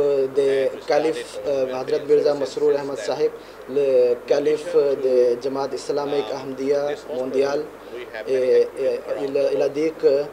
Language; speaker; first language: French; non-native, fluent; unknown